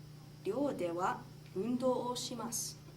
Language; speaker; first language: Japanese; non-native, learner; English